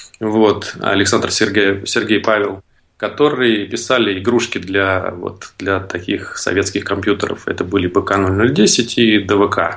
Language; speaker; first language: Russian; native; Russian